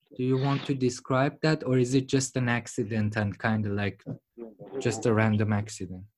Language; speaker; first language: English; non-native, fluent; Persian